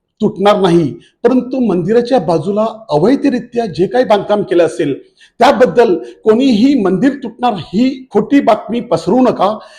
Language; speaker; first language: Marathi; native; Marathi